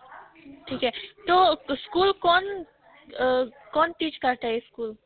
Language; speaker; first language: Urdu; native; Urdu